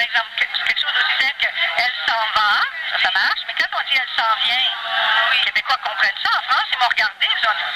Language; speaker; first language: French; native; French